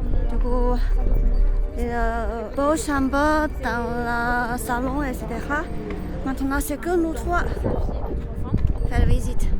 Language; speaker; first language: French; non-native, learner; Chinese